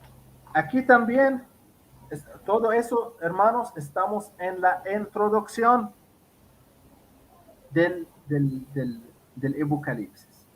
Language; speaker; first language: Spanish; non-native, fluent; Arabic